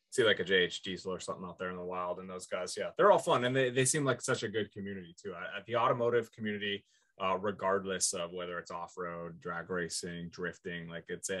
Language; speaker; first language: English; native; English